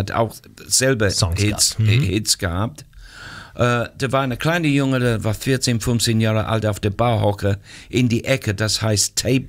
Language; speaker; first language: German; non-native, fluent; English